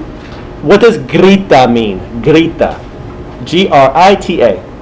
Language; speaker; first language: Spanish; non-native, fluent; English